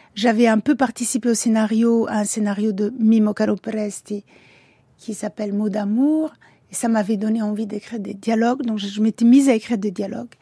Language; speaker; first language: French; early bilingual, other home language; Italian